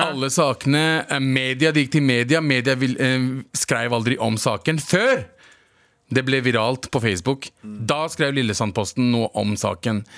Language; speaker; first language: Norwegian; native; Norwegian